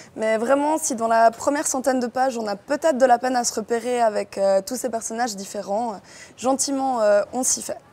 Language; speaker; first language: French; native; French